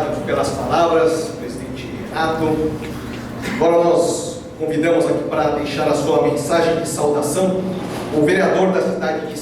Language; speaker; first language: Portuguese; native; Portuguese